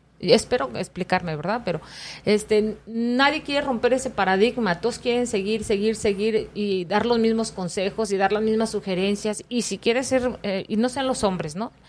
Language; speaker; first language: Spanish; native; Spanish